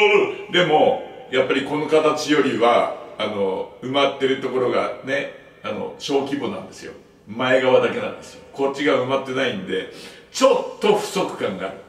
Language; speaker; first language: Japanese; native; Japanese